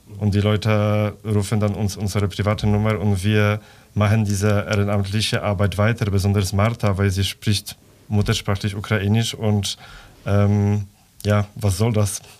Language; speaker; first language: German; non-native, fluent; Polish